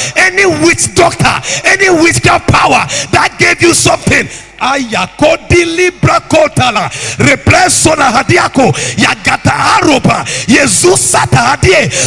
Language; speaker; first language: English; non-native, local second language; Akan